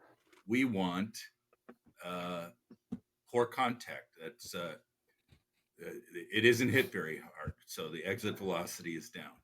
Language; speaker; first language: English; native; English